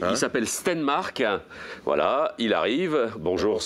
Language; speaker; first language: French; native; French